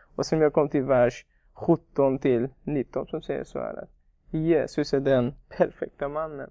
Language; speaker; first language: Swedish; non-native, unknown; Persian